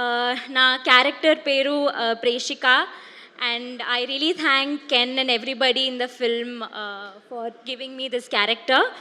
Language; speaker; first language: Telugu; non-native, learner; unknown